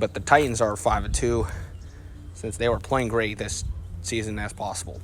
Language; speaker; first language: English; native; English